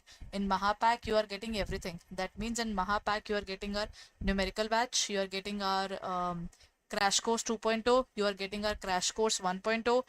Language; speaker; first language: English; non-native, local second language; Hindi